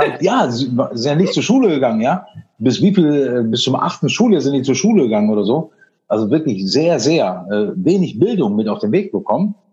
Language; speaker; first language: German; native; German